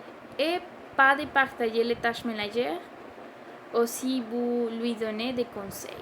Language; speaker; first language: French; non-native, learner; Spanish